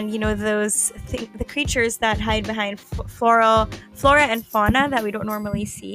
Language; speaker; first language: English; non-native, local second language; Filipino